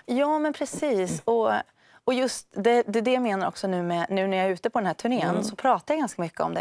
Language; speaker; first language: Swedish; native; Swedish